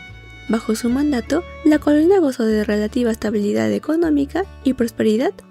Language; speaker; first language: Spanish; native; Spanish